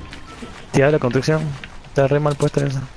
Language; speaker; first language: Spanish; native; Spanish